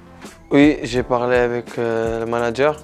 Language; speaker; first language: French; non-native, local second language; Arabic